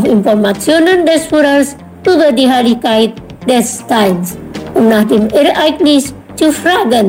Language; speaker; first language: German; non-native, learner; Indonesian